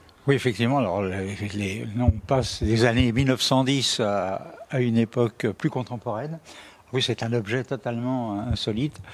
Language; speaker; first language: French; native; French